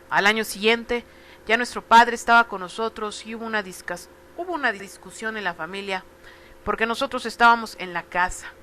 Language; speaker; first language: Spanish; native; Spanish